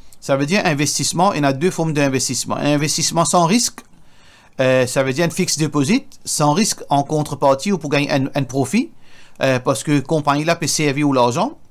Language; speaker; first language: French; non-native, local second language; Morisyen